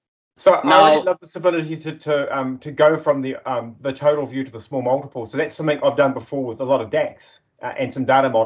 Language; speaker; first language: English; native; English